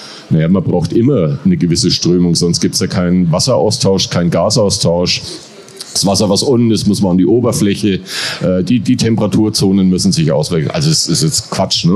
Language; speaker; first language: German; native; German